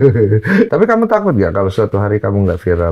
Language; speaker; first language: Indonesian; native; Indonesian